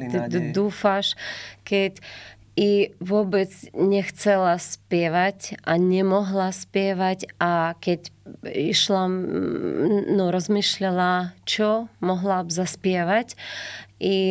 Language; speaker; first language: Slovak; non-native, learner; Ukrainian